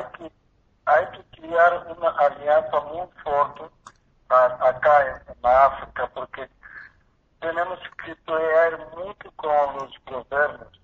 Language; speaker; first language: Spanish; non-native, learner; Portuguese